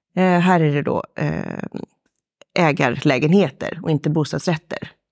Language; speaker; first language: Swedish; native; Swedish